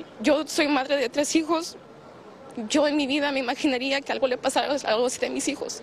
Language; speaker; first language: Spanish; native; Spanish